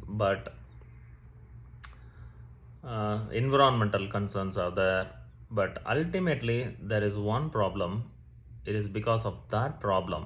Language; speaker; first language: English; non-native, local second language; Tamil